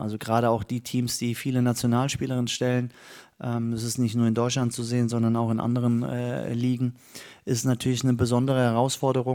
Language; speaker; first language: German; native; German